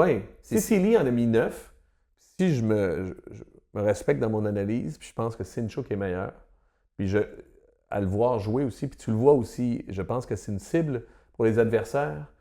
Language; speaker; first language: French; native; French